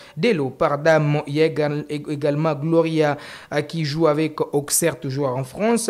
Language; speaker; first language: French; non-native, local second language; Swahili